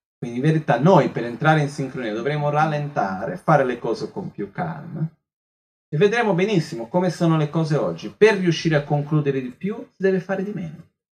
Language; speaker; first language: Italian; non-native, fluent; Portuguese